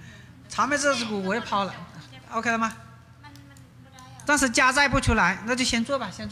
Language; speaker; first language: Chinese; native; Chinese